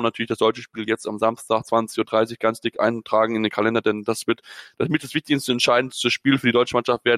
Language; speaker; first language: German; native; German